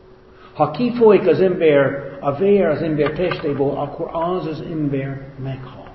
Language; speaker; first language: Hungarian; non-native, fluent; English